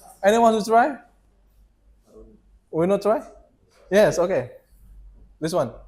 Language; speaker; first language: English; non-native, fluent; Indonesian